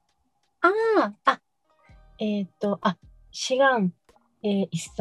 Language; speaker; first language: Korean; non-native, learner; Japanese